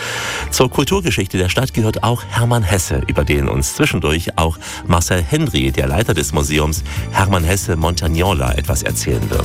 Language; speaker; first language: German; native; German